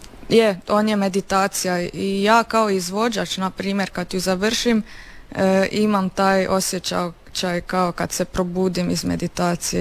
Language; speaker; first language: Serbian; native; Serbian